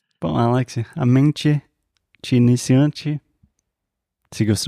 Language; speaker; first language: Portuguese; non-native, fluent; English